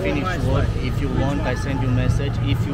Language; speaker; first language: English; non-native, fluent; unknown